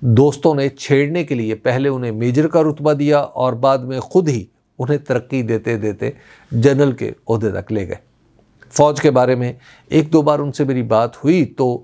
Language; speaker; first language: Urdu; non-native, local second language; Punjabi